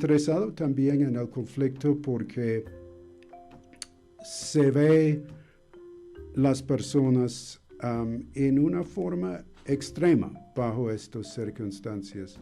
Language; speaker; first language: Spanish; non-native, fluent; English